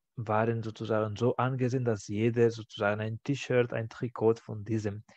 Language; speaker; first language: German; non-native, fluent; Spanish